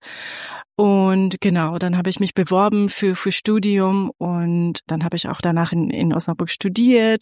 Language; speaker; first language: German; non-native, fluent; Persian